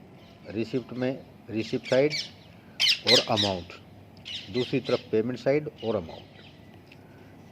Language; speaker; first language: Hindi; native; Hindi